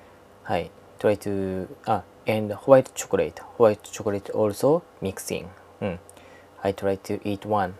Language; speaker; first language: English; non-native, learner; Japanese